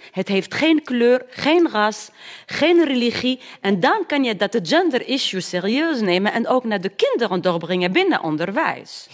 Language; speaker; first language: Dutch; non-native, fluent; Arabic